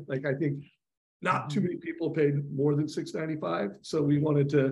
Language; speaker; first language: English; native; English